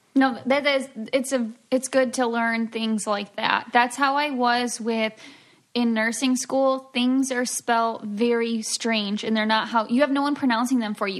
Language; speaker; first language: English; native; English